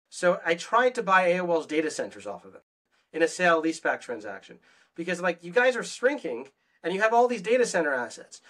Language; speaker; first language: English; native; English